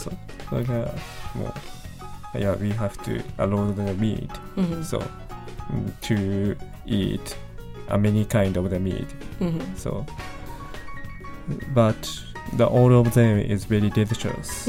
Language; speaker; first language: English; non-native, learner; Japanese